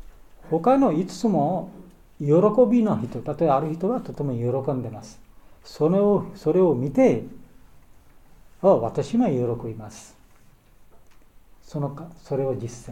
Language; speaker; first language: Japanese; non-native, learner; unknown